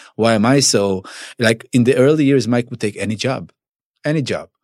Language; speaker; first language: English; non-native, fluent; Hebrew